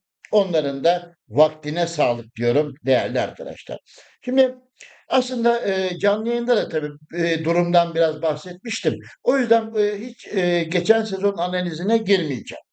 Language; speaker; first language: Turkish; native; Turkish